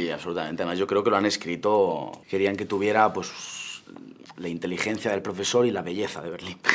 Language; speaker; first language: Spanish; native; Spanish